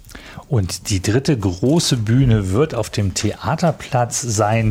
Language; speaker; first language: German; native; German